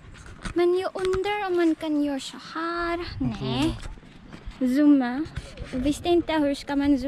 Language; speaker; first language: Swedish; non-native, learner; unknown